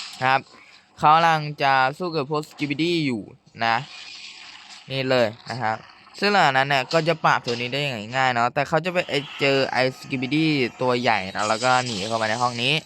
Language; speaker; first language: Thai; native; Thai